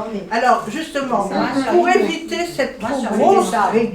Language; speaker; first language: French; native; French